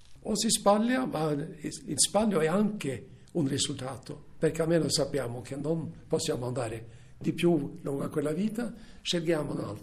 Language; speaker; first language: Italian; non-native, fluent; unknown